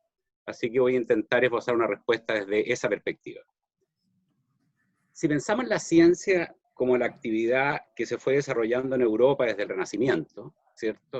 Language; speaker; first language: Spanish; native; Spanish